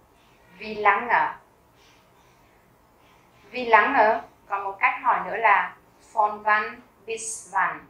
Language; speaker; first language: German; non-native, fluent; Vietnamese